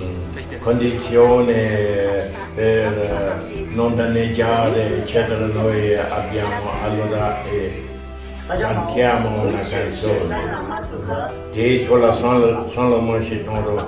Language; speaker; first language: Italian; non-native, fluent; Tibetan